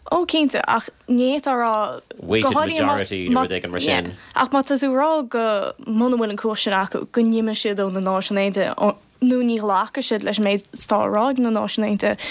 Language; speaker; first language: Irish; native; Irish